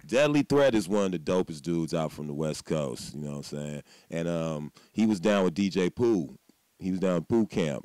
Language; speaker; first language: English; native; English